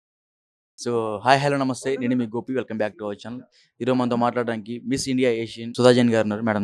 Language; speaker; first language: Telugu; native; Telugu